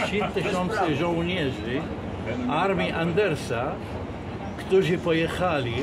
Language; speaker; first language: Polish; non-native, fluent; Arabic